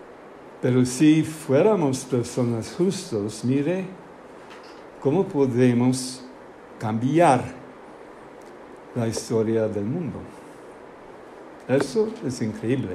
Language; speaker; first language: Spanish; non-native, fluent; English